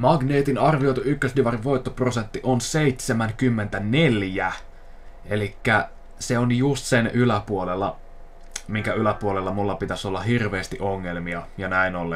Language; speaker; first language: Finnish; native; Finnish